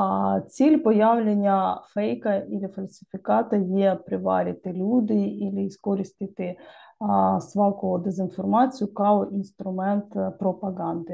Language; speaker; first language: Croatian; non-native, learner; Ukrainian